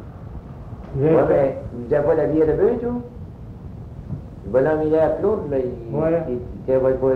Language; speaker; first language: French; native; French